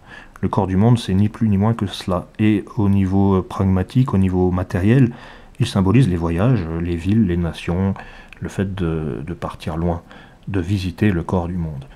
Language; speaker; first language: French; native; French